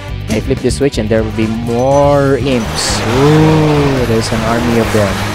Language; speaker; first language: English; non-native, local second language; Filipino